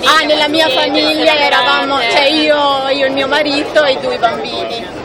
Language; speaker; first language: Italian; non-native, fluent; Arabic